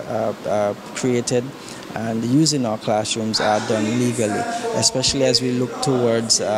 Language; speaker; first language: English; native; English